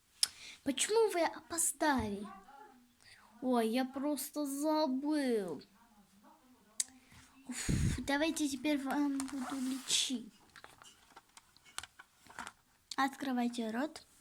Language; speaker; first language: Russian; non-native, local second language; Kazakh